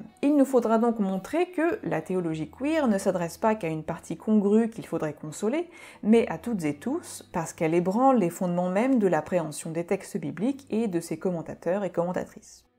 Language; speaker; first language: French; native; French